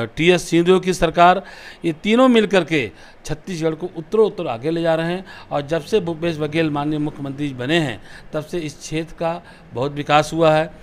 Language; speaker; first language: Hindi; native; Hindi